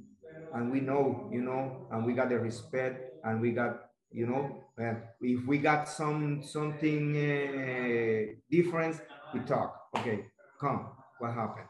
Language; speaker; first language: English; non-native, learner; Spanish